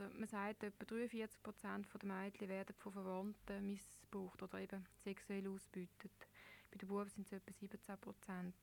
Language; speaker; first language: German; native; German